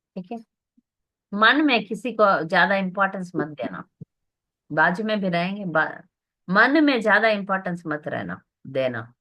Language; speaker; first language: Hindi; non-native, local second language; Tamil